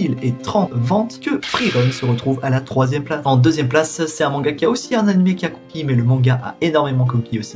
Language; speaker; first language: French; native; French